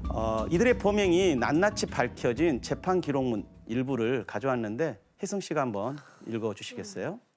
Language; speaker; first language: Korean; native; Korean